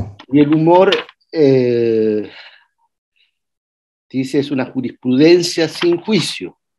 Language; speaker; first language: Spanish; native; Spanish